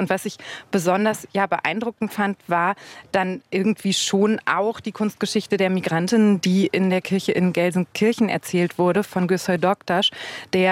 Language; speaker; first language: German; native; German